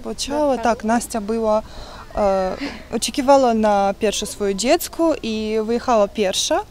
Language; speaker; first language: Polish; non-native, learner; Ukrainian